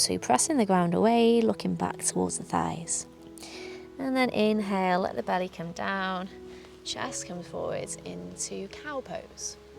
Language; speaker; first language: English; native; English